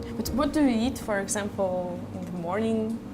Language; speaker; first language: English; non-native, learner; Russian